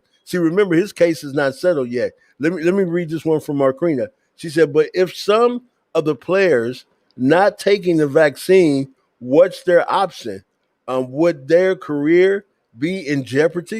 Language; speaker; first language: English; native; English